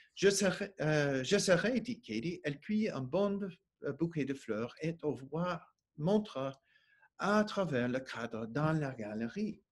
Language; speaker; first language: French; non-native, learner; English